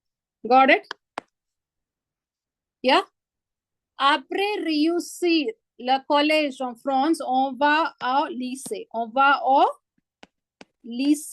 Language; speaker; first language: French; non-native, learner; Hindi